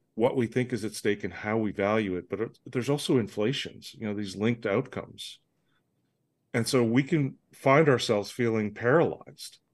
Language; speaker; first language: English; native; English